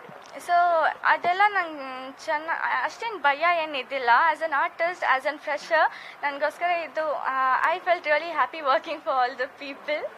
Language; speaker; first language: Kannada; non-native, fluent; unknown